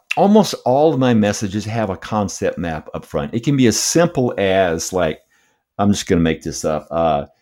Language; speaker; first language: English; native; English